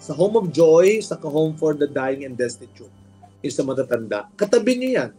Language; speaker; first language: Filipino; native; Filipino